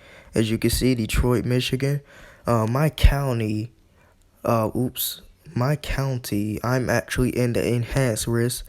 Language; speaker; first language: English; native; English